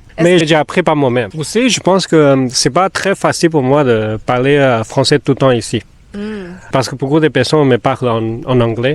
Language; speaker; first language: French; non-native, fluent; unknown